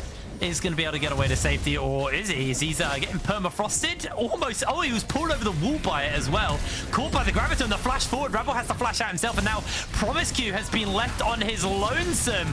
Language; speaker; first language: English; native; English